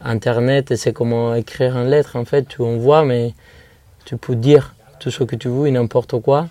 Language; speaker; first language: French; non-native, fluent; Spanish